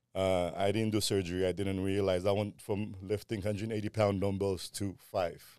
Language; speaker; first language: English; early bilingual, other home language; Armenian